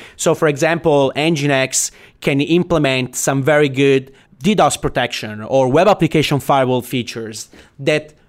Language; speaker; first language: English; non-native, fluent; Italian